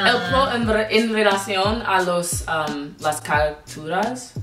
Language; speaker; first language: Spanish; non-native, learner; English